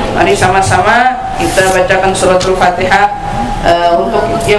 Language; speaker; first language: Indonesian; native; Indonesian